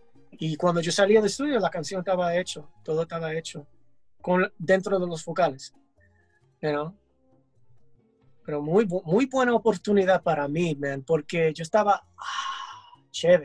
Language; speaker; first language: Spanish; early bilingual, heritage; English